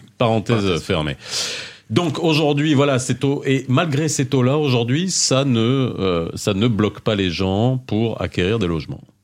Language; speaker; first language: French; non-native, local second language; Arabic